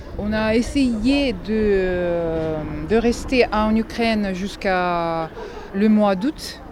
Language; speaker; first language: French; non-native, fluent; Russian